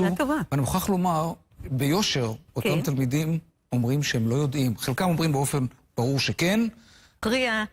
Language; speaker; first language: Hebrew; native; Hebrew